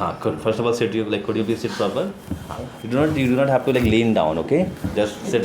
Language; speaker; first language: English; non-native, local second language; Hindi